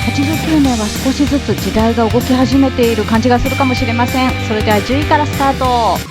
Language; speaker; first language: Japanese; native; Japanese